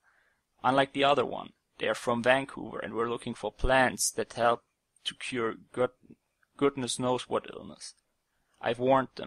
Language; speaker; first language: English; non-native, fluent; German